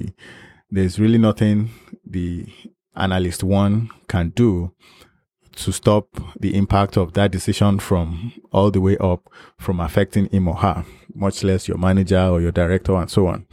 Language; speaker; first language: English; non-native, local second language; Yoruba